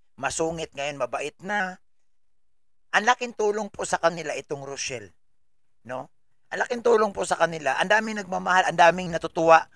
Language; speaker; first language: Filipino; native; Filipino